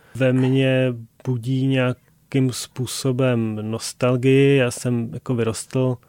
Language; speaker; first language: Czech; native; Czech